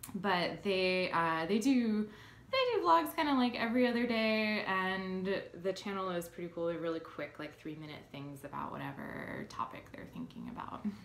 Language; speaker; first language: English; native; English